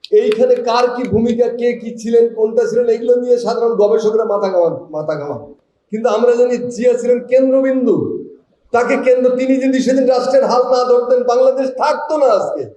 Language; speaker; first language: Bangla; native; Bangla